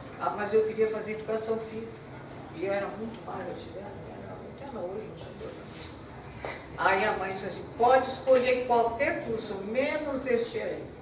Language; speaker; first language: Portuguese; non-native, local second language; German